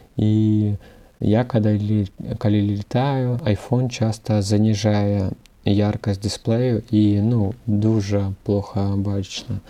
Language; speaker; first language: Belarusian; non-native, local second language; Russian